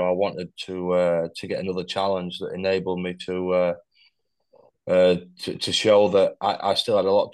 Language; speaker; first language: English; native; English